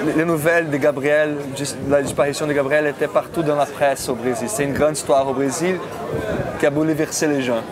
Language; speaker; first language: French; non-native, fluent; Portuguese